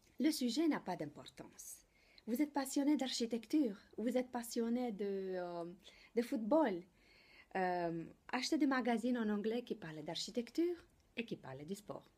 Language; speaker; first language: French; non-native, fluent; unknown